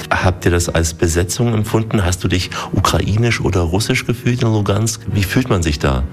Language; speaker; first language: German; native; German